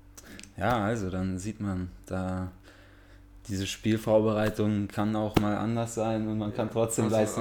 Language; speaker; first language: German; native; German